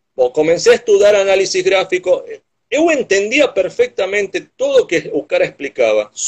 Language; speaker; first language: Portuguese; non-native, learner; Spanish